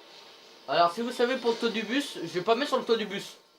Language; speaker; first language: French; native; French